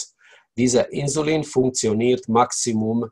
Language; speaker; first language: German; non-native, learner; Hungarian